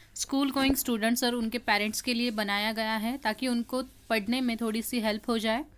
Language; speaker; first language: Hindi; non-native, local second language; Marathi